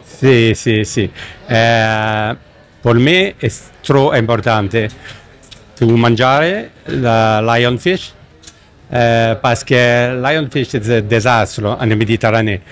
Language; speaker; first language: Italian; non-native, learner; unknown